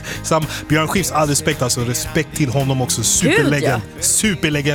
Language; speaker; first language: Swedish; native; Swedish